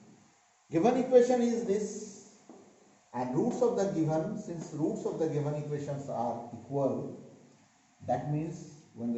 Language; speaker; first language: English; non-native, local second language; Hindi